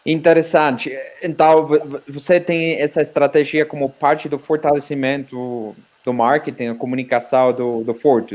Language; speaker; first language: Portuguese; non-native, fluent; Spanish